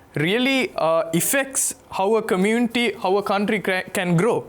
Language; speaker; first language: English; non-native, local second language; Sinhala